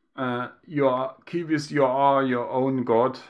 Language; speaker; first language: English; non-native, fluent; German